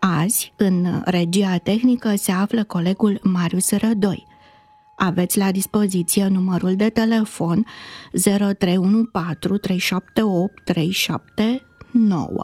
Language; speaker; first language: Romanian; native; Romanian